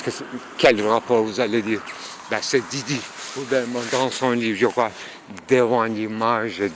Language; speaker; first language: French; non-native, fluent; Turkish